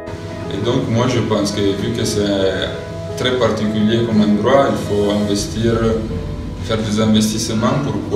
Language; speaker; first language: French; non-native, fluent; Italian